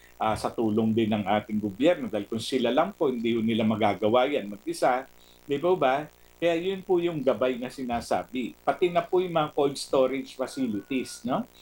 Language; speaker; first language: Filipino; native; Filipino